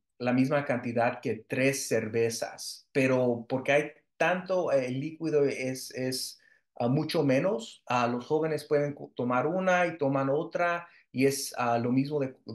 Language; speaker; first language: Spanish; early bilingual, heritage; Spanish